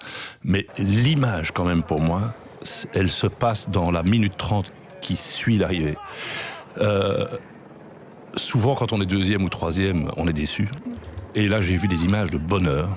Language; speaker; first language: French; native; French